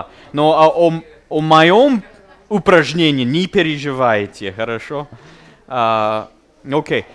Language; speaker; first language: Russian; non-native, fluent; English